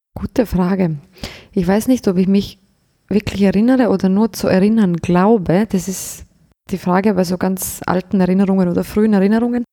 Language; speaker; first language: German; early bilingual, other home language; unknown